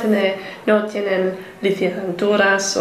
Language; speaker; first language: Spanish; non-native, learner; English